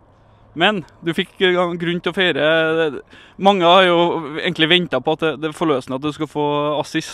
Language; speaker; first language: Norwegian; native; Norwegian